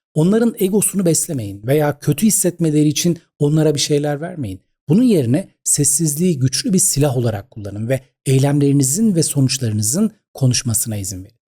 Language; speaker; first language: Turkish; native; Turkish